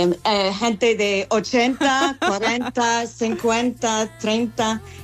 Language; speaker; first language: Spanish; non-native, fluent; English